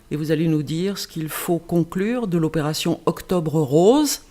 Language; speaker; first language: French; native; French